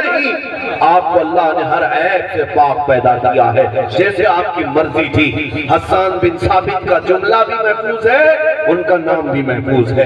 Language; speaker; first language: Urdu; native; Urdu